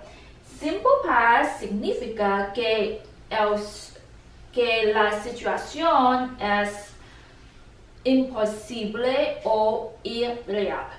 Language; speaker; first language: Spanish; non-native, learner; English